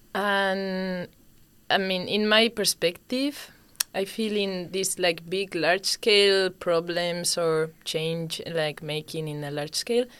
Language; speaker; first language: English; non-native, fluent; Spanish